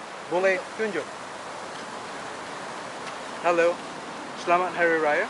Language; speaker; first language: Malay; non-native, learner; English